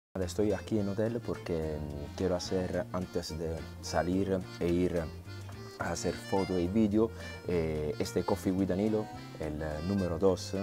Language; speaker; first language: Spanish; non-native, fluent; Italian